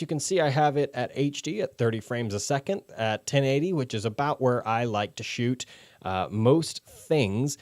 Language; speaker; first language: English; native; English